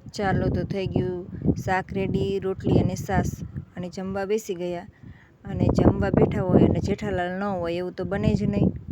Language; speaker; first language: Gujarati; native; Gujarati